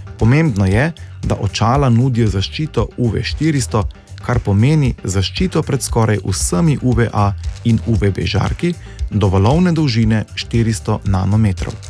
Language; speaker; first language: Slovenian; native; Slovenian